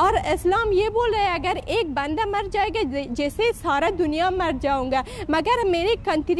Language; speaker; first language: Hindi; non-native, learner; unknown